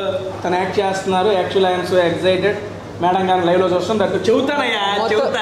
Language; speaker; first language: Telugu; native; Telugu